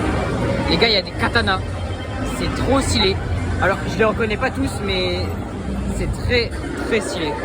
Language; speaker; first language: French; native; French